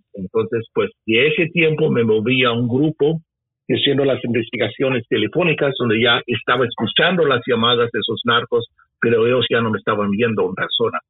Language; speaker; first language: Spanish; early bilingual, heritage; Spanish